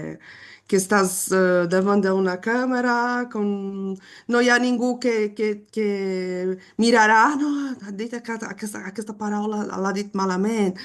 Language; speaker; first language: Catalan; non-native, fluent; Portuguese